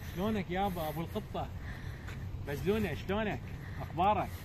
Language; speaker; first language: Arabic; non-native, local second language; Azerbaijani